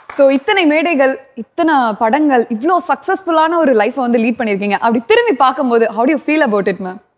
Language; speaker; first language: Tamil; native; Tamil